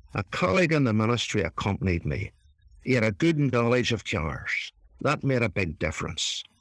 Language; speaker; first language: English; native; English